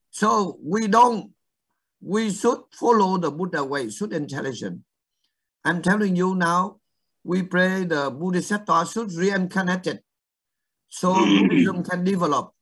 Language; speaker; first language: English; non-native, fluent; Vietnamese